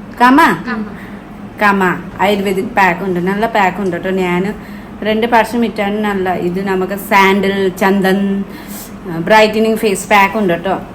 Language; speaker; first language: Malayalam; non-native, fluent; Nepali